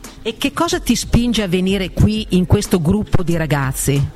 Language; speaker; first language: Italian; native; Italian